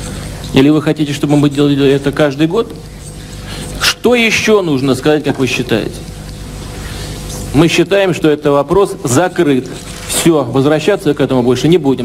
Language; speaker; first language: Russian; native; Russian